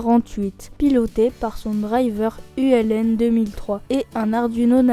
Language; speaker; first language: French; native; French